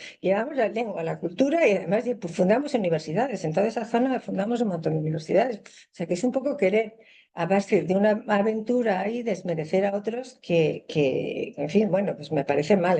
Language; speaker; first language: Spanish; native; Spanish